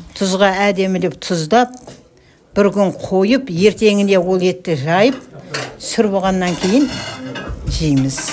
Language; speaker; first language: Kazakh; early bilingual, heritage; Kazakh